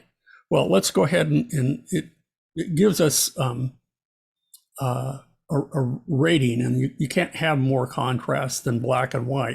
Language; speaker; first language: English; native; English